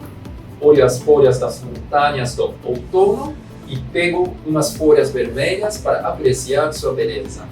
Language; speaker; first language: Portuguese; non-native, fluent; Japanese